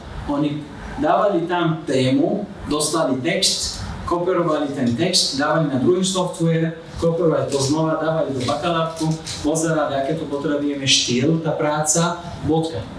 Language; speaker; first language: Slovak; non-native, fluent; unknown